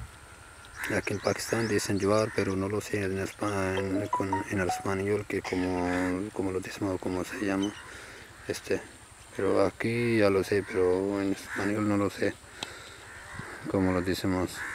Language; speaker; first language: Spanish; non-native, learner; Urdu